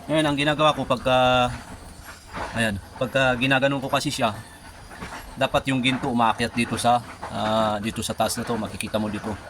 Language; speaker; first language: Filipino; non-native, local second language; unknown